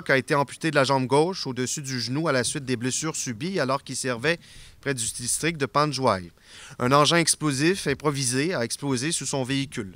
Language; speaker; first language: French; native; French